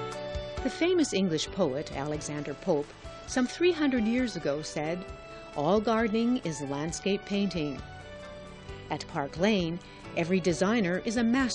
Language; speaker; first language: English; native; English